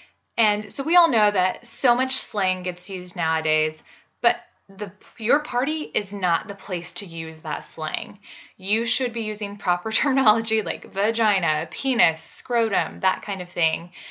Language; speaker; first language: English; native; English